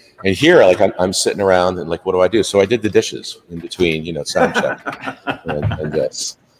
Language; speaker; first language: English; native; English